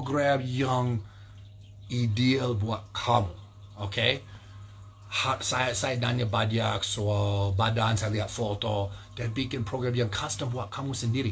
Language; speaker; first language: Indonesian; non-native, learner; English